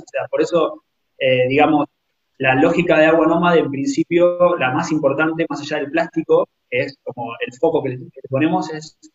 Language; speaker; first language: Spanish; native; Spanish